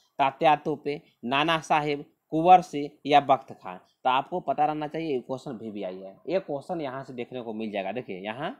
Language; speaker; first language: Hindi; native; Hindi